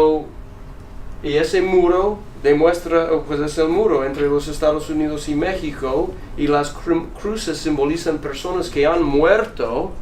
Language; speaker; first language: Spanish; non-native, fluent; English